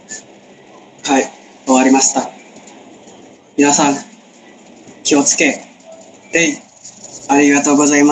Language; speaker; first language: Japanese; non-native, learner; Indonesian